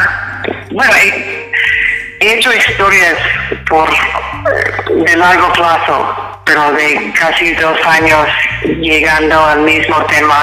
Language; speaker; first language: Spanish; non-native, fluent; English